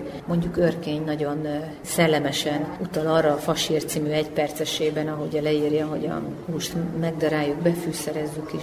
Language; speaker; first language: Hungarian; native; Hungarian